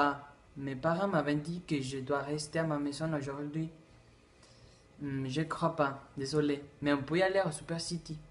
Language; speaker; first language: French; non-native, learner; Spanish